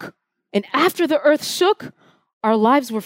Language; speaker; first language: English; early bilingual, other home language; Haitian Creole